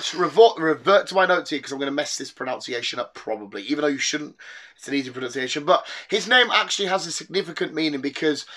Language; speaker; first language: English; native; English